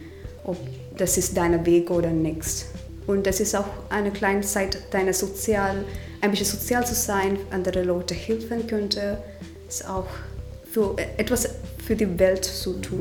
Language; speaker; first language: German; non-native, learner; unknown